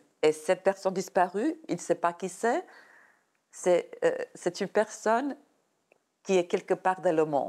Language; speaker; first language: French; non-native, fluent; Serbian